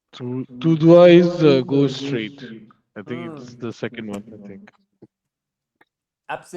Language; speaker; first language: English; non-native, local second language; Hindi